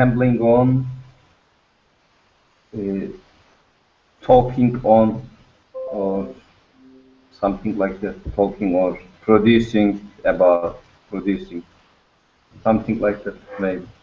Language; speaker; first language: English; non-native, learner; Turkish